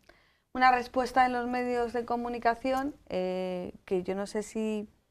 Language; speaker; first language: Spanish; native; Spanish